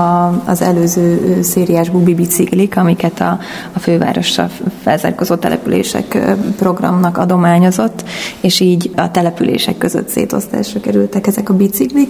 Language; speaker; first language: Hungarian; native; Hungarian